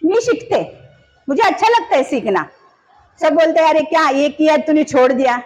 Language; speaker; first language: Hindi; non-native, local second language; Marathi